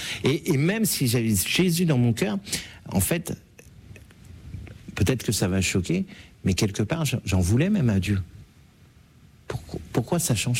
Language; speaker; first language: French; native; French